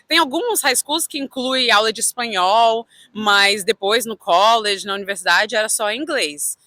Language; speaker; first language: Portuguese; early bilingual, heritage; Portuguese